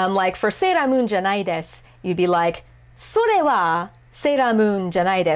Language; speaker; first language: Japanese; non-native, fluent; English